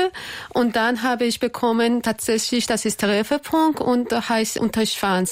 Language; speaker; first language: German; non-native, learner; Persian